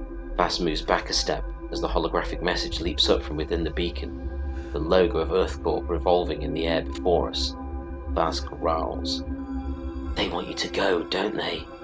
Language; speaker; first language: English; native; English